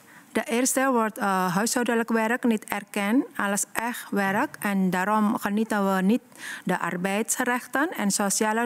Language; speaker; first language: Dutch; non-native, learner; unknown